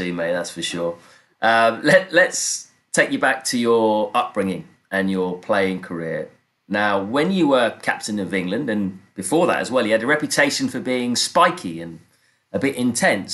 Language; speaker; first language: English; native; English